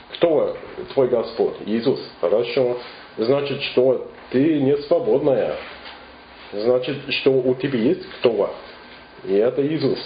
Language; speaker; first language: Russian; non-native, fluent; English